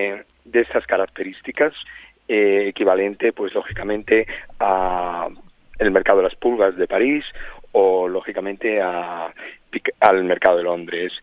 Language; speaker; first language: Spanish; native; Spanish